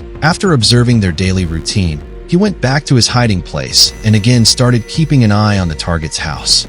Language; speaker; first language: English; non-native, local second language; Hindi